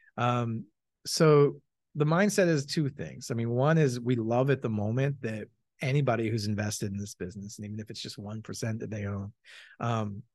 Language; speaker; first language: English; native; English